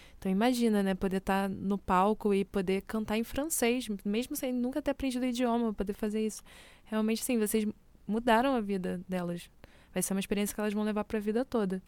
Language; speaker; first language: Portuguese; native; Portuguese